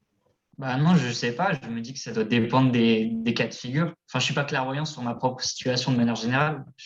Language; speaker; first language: French; native; French